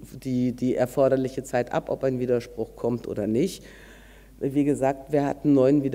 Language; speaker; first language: German; native; German